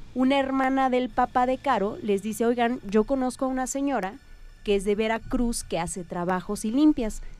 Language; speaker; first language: Spanish; native; Spanish